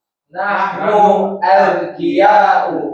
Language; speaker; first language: Arabic; non-native, learner; Indonesian